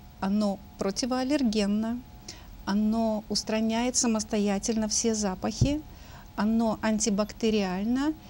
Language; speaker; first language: Russian; native; Russian